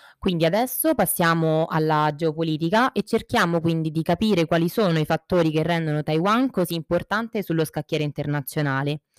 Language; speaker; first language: Italian; native; Italian